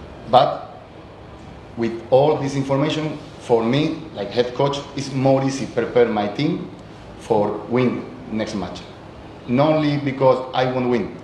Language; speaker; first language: English; non-native, learner; Spanish